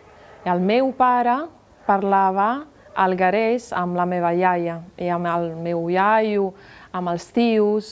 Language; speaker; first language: Catalan; non-native, local second language; German